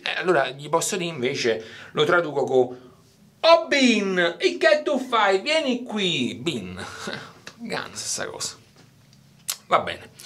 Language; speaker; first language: Italian; native; Italian